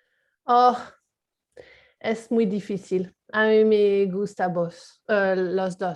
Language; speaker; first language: Spanish; non-native, learner; English